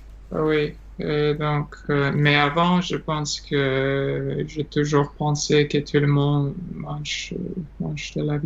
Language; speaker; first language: French; non-native, learner; Latvian